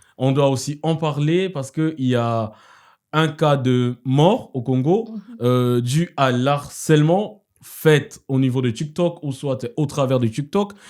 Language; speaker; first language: French; non-native, local second language; Lingala